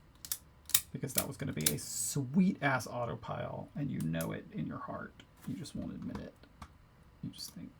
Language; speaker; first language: English; native; English